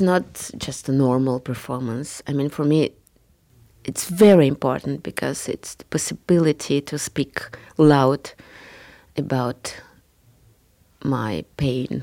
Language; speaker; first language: English; non-native, learner; Russian